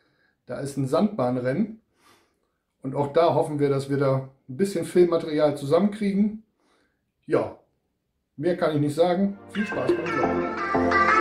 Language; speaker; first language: German; native; German